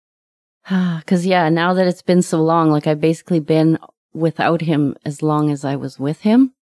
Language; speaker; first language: English; native; English